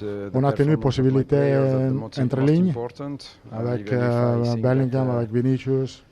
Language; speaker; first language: French; non-native, learner; Italian